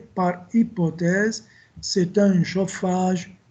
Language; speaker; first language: French; non-native, local second language; Arabic